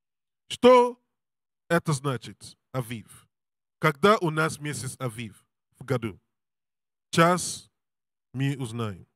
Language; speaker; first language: Russian; non-native, learner; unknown